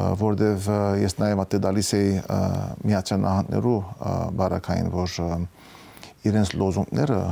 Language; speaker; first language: Armenian; early bilingual, heritage; Armenian